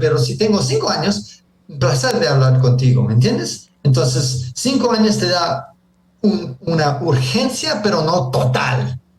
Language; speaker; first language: Spanish; early bilingual, heritage; Spanish